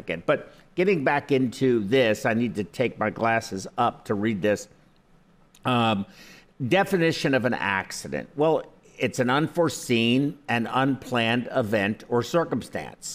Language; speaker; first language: English; native; English